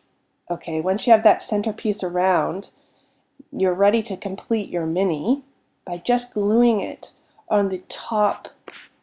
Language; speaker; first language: English; native; English